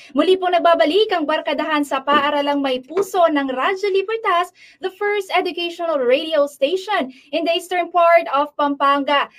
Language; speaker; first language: Filipino; non-native, local second language; Pampanga